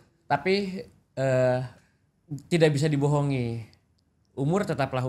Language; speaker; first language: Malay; non-native, local second language; Indonesian